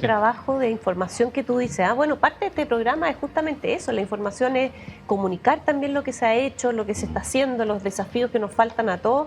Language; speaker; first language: Spanish; native; Spanish